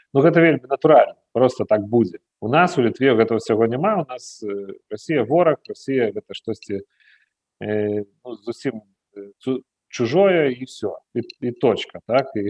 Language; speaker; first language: Belarusian; non-native, fluent; Lithuanian